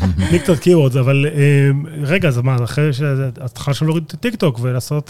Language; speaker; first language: Hebrew; native; Hebrew